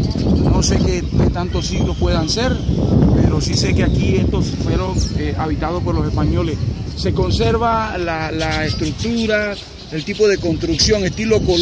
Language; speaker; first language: Spanish; native; Spanish